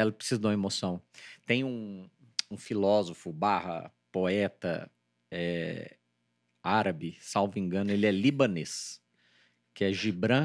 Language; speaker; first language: Portuguese; native; Portuguese